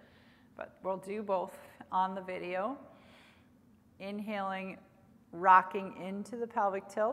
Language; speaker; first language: English; native; English